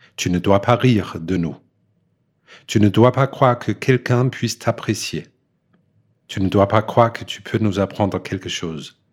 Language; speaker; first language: French; non-native, fluent; Danish